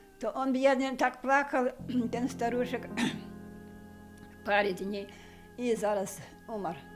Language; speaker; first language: Polish; non-native, local second language; Ukrainian